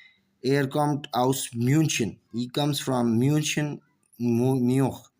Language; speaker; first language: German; non-native, learner; Urdu